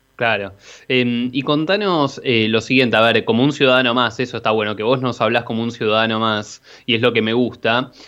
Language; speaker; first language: Spanish; native; Spanish